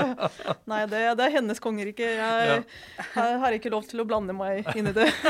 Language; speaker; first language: Norwegian; non-native, fluent; Ukrainian